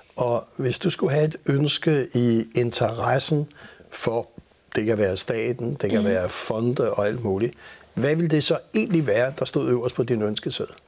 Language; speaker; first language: Danish; native; Danish